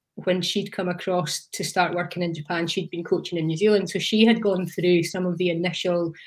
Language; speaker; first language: English; native; English